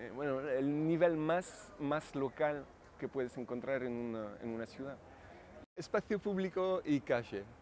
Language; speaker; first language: Spanish; non-native, fluent; French